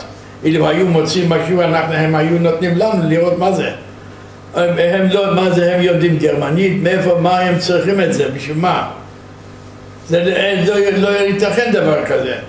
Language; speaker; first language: Hebrew; non-native, fluent; Yiddish